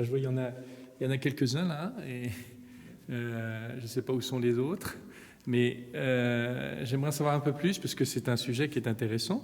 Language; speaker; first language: French; native; French